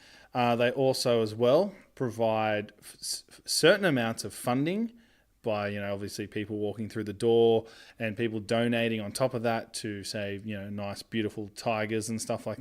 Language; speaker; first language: English; native; English